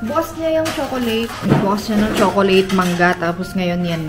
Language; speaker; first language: Filipino; native; Filipino